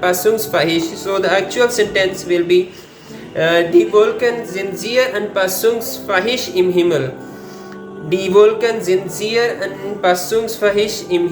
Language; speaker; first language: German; non-native, learner; Urdu